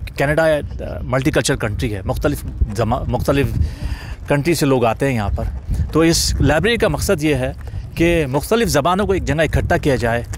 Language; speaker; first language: Urdu; native; Urdu